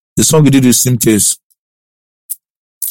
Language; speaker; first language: English; non-native, local second language; Yoruba